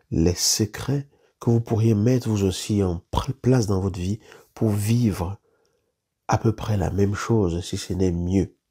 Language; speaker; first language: French; native; French